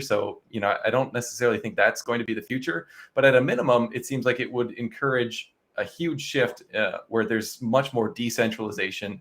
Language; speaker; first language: English; native; English